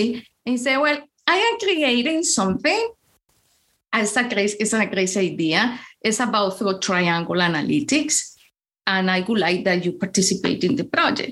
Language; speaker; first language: English; non-native, fluent; Spanish